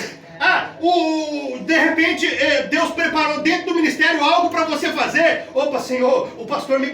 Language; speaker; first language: Portuguese; native; Portuguese